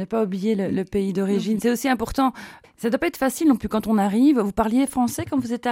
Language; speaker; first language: French; native; French